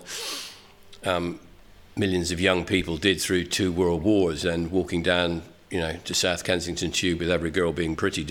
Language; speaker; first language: English; native; English